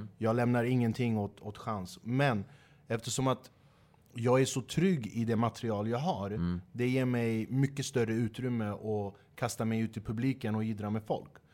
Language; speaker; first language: Swedish; early bilingual, other home language; Kurdish